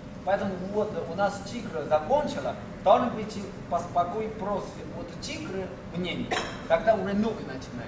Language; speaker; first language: Russian; non-native, learner; Chinese